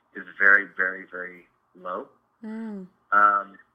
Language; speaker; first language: English; native; English